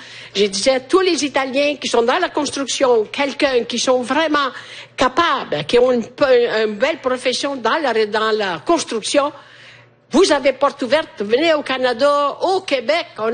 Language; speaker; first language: French; non-native, fluent; Italian